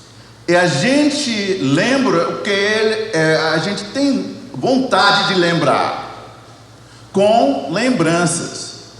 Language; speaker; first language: Portuguese; non-native, fluent; English